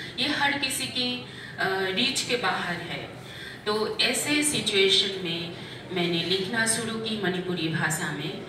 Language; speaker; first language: Hindi; non-native, local second language; Manipuri